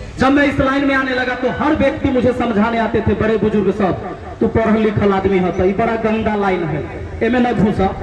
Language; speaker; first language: Hindi; native; Hindi